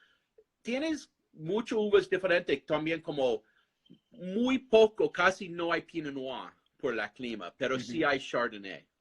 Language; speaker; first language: Spanish; non-native, fluent; English